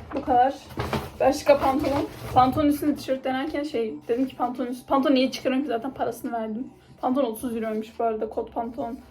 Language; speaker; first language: Turkish; native; Turkish